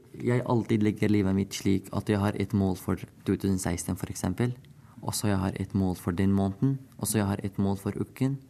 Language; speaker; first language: Norwegian; non-native, fluent; Arabic